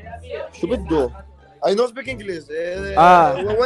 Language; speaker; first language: English; non-native, learner; Arabic